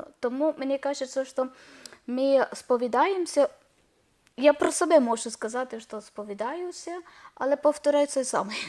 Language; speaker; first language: Ukrainian; non-native, learner; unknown